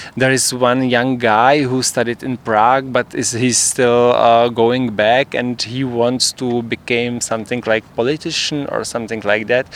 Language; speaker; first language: English; non-native, fluent; Czech